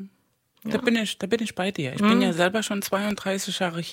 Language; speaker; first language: German; non-native, fluent; Spanish